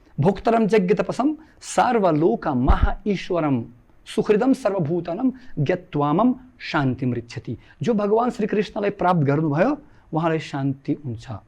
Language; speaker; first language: Nepali; non-native, fluent; Russian